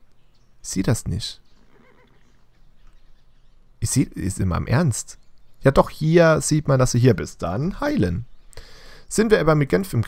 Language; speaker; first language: German; native; German